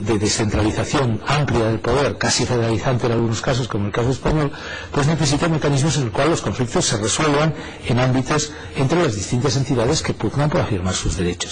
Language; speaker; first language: Spanish; native; Spanish